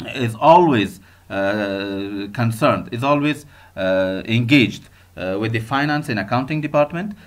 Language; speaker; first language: English; non-native, fluent; Persian